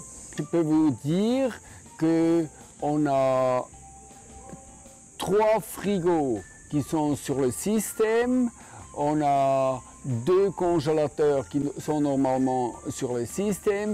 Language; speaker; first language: French; non-native, fluent; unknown